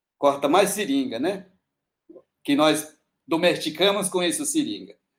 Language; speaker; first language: Portuguese; non-native, local second language; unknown